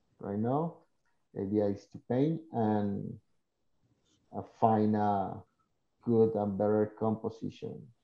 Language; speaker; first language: English; non-native, learner; Spanish